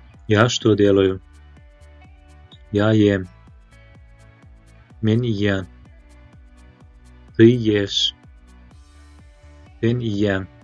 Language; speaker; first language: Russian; non-native, local second language; Turkmen